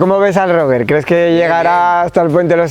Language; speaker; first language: Spanish; native; Spanish